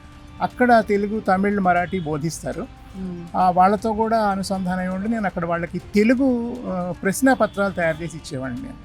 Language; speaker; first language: Telugu; native; Telugu